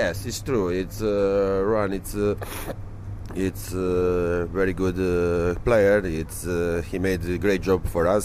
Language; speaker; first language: English; non-native, learner; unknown